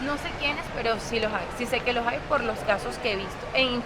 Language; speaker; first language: Spanish; native; Spanish